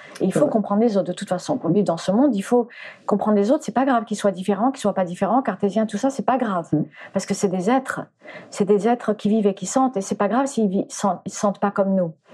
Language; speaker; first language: French; early bilingual, other home language; English